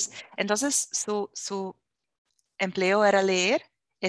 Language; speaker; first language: Spanish; non-native, fluent; Portuguese